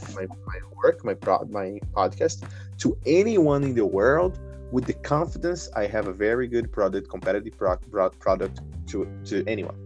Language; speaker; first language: English; non-native, fluent; Portuguese